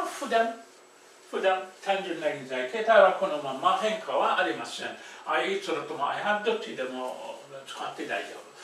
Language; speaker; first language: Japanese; non-native, fluent; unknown